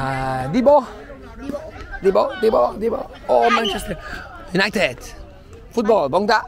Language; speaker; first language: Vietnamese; non-native, learner; Polish